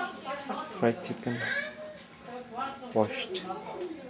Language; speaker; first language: English; non-native, learner; Indonesian